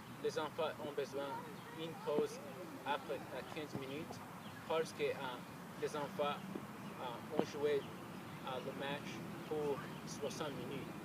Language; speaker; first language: French; non-native, learner; English